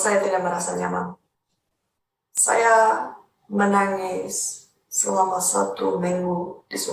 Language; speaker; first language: Indonesian; non-native, fluent; Czech